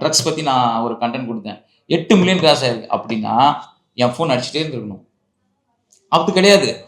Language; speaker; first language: Tamil; native; Tamil